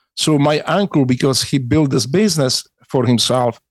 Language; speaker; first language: English; non-native, fluent; Polish